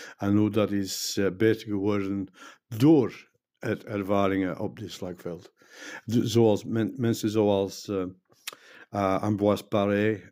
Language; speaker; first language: Dutch; non-native, fluent; English